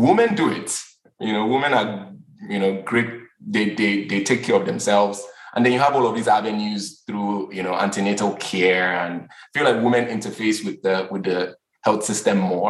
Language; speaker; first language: English; non-native, local second language; Yoruba